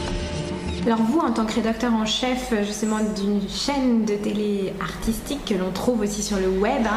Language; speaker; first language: French; native; French